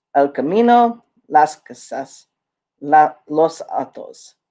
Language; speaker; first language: Spanish; non-native, learner; English